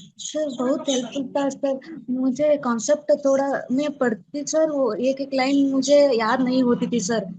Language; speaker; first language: Hindi; non-native, local second language; Kannada